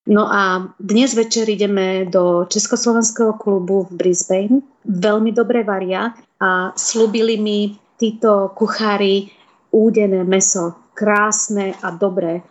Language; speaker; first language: Slovak; native; Slovak